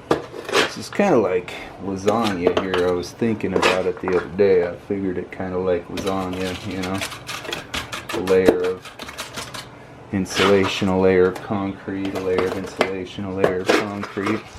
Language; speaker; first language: English; native; English